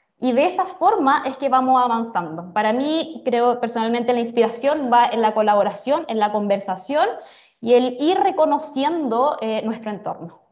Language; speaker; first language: Spanish; native; Spanish